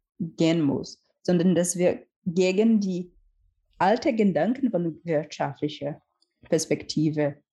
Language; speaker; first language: German; non-native, learner; Portuguese